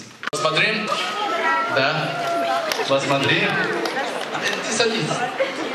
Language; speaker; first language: Russian; non-native, learner; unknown